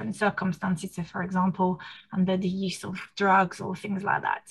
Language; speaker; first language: English; non-native, fluent; French